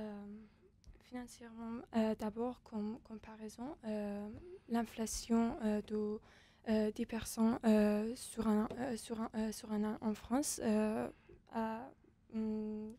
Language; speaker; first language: French; non-native, fluent; Persian